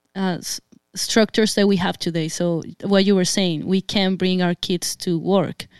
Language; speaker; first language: English; non-native, fluent; Spanish